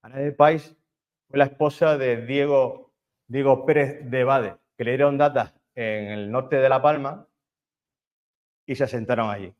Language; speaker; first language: Spanish; native; Spanish